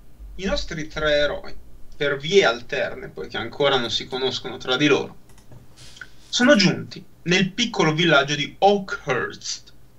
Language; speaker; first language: Italian; native; Italian